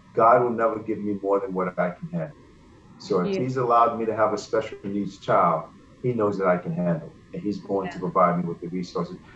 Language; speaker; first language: English; native; English